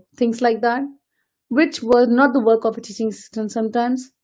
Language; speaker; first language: English; non-native, local second language; Hindi